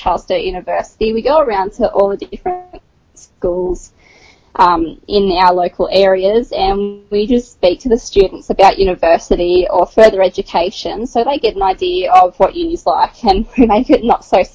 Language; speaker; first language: English; native; English